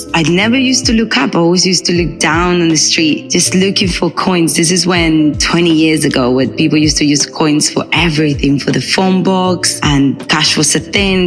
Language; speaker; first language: English; non-native, fluent; Spanish